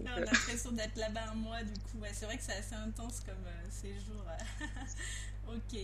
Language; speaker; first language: French; native; French